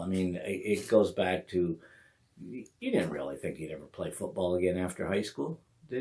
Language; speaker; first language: English; native; English